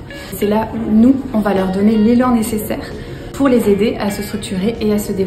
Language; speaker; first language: French; native; French